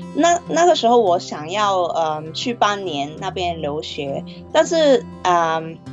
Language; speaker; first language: Chinese; non-native, fluent; Cantonese